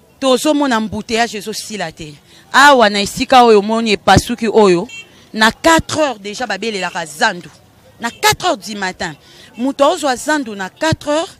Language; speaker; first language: Lingala; native; Lingala